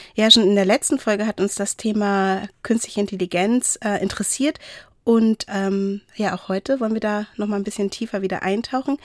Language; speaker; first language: German; native; German